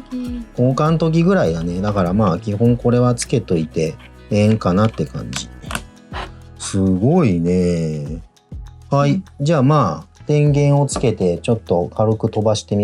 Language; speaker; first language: Japanese; native; Japanese